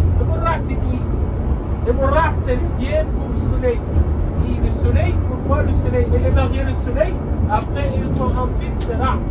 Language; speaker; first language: French; non-native, learner; Arabic